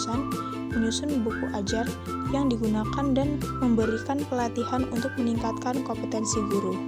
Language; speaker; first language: Indonesian; native; Indonesian